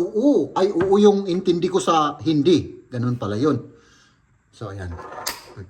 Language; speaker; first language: Filipino; native; Filipino